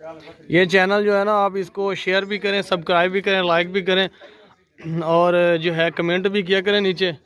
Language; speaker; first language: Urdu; non-native, local second language; Punjabi